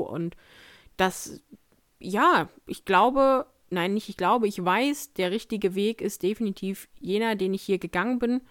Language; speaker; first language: German; native; German